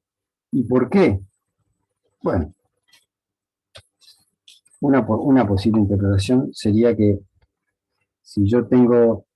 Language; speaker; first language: Spanish; native; Spanish